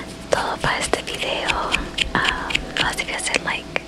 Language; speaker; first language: Spanish; early bilingual, heritage; Spanish